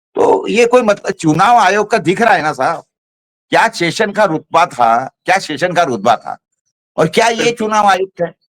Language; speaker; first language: Hindi; non-native, local second language; Marathi